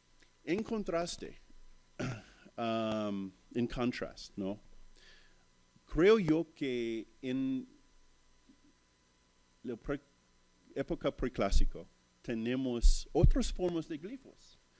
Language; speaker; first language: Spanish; non-native, fluent; English